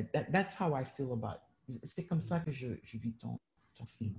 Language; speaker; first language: French; non-native, fluent; English